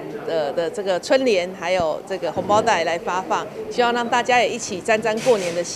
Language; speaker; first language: Chinese; native; Chinese